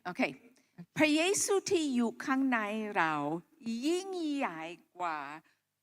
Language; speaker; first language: Thai; non-native, local second language; Akha